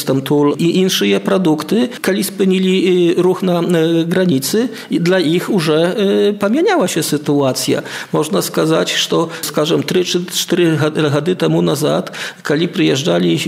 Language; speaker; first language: Polish; non-native, local second language; Belarusian